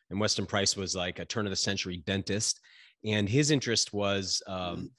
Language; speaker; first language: English; native; English